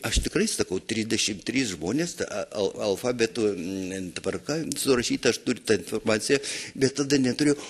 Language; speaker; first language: Lithuanian; native; Lithuanian